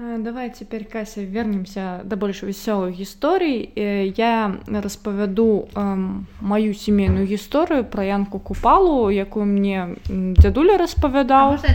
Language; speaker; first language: Belarusian; non-native, local second language; Russian